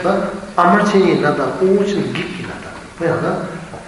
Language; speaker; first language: Russian; non-native, learner; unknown